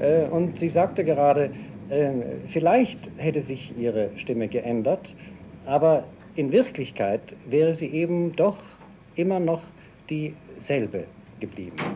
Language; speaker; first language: German; native; German